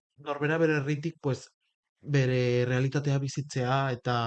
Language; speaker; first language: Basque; non-native, local second language; Spanish